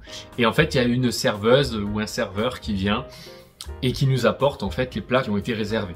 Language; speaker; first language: French; native; French